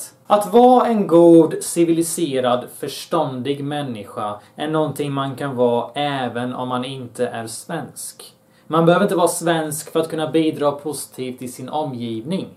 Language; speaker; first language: Swedish; early bilingual, other home language; Bosnian